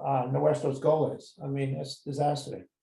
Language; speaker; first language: Spanish; non-native, fluent; English